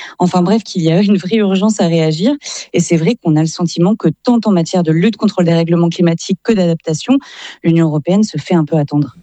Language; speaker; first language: French; native; French